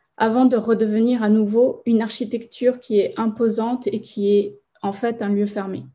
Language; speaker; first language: French; non-native, fluent; Spanish